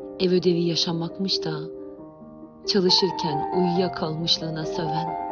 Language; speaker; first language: Turkish; native; Turkish